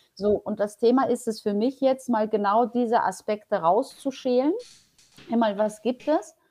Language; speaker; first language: German; early bilingual, other home language; Polish